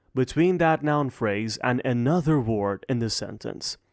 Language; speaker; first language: English; non-native, fluent; Persian